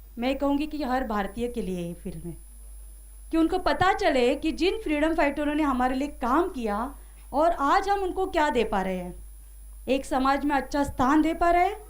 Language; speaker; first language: Hindi; non-native, local second language; Marathi